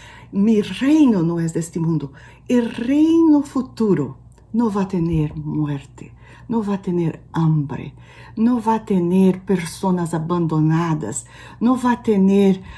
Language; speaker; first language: Spanish; non-native, learner; Portuguese